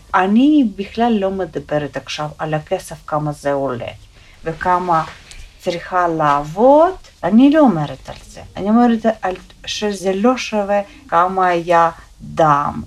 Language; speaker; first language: Hebrew; early bilingual, other home language; Russian